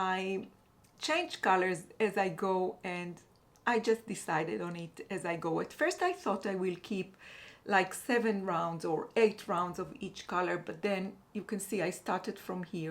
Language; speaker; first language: English; non-native, fluent; Hebrew